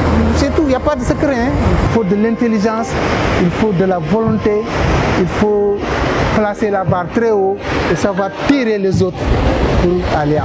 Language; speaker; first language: French; non-native, local second language; Wolof